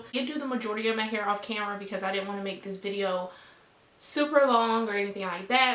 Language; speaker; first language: English; native; English